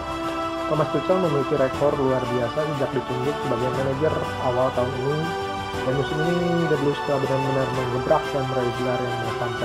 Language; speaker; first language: Indonesian; native; Indonesian